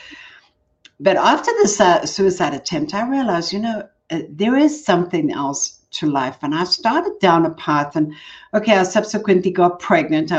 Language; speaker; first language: English; native; English